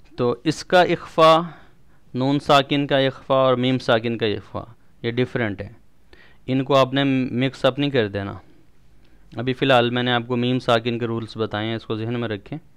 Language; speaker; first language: Urdu; non-native, local second language; Punjabi